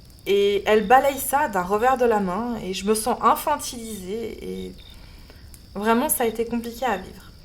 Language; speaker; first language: French; native; French